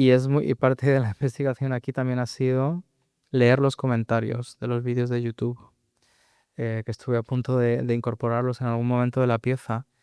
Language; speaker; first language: Spanish; native; Spanish